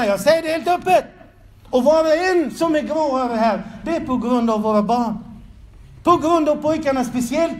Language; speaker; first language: Swedish; non-native, fluent; Arabic